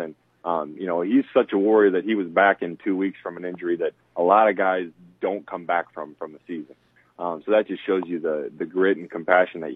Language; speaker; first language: English; native; English